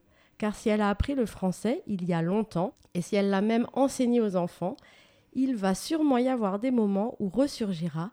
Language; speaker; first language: French; native; French